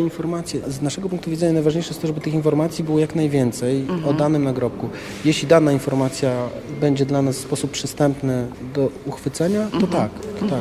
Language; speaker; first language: Polish; native; Polish